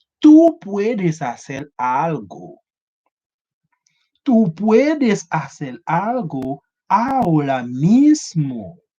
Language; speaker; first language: Spanish; non-native, learner; Haitian Creole